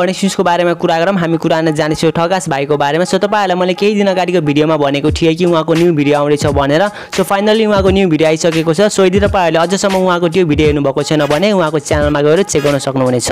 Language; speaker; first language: Nepali; native; Nepali